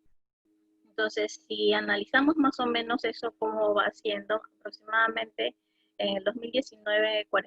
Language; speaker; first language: Spanish; native; Spanish